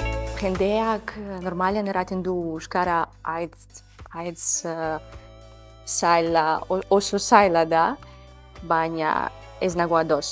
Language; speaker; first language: Basque; non-native, learner; Spanish